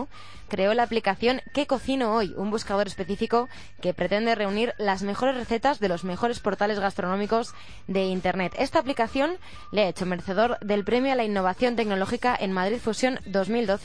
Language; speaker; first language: Spanish; native; Spanish